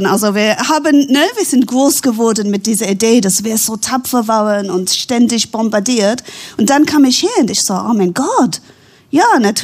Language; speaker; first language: German; non-native, fluent; English